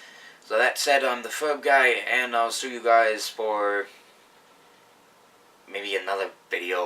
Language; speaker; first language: English; native; English